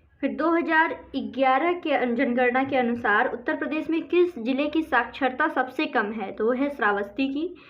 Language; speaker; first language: Hindi; native; Hindi